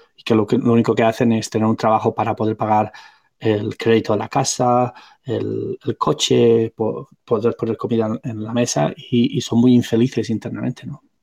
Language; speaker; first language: Spanish; non-native, local second language; Catalan